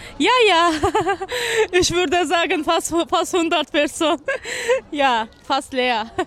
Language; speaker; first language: German; non-native, learner; Azerbaijani